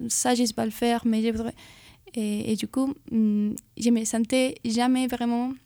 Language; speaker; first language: French; non-native, fluent; Spanish